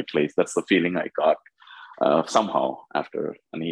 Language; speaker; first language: English; non-native, local second language; Tamil